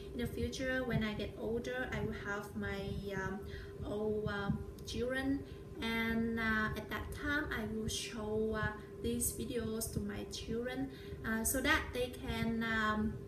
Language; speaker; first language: English; non-native, learner; Vietnamese